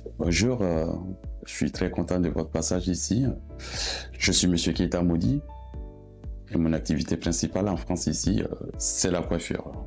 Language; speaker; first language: French; non-native, local second language; Bambara